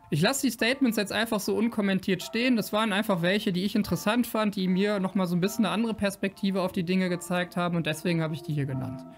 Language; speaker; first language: German; native; German